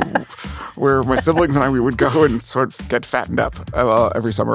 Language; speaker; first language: English; native; English